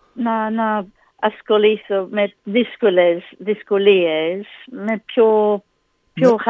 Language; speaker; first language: Greek; non-native, learner; English